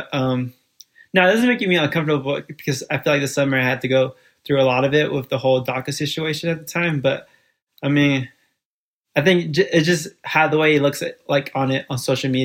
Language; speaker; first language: English; early bilingual, other home language; Spanish